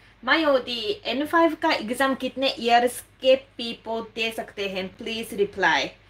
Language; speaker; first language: Hindi; non-native, fluent; Japanese